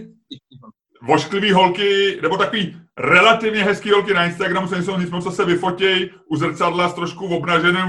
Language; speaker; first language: Czech; native; Czech